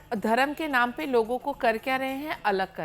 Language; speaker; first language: Hindi; native; Hindi